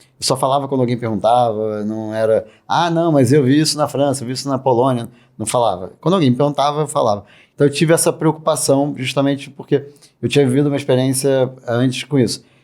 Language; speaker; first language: Portuguese; native; Portuguese